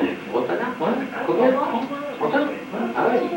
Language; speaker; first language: French; native; French